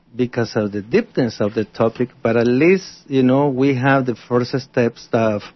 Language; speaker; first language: English; non-native, fluent; Spanish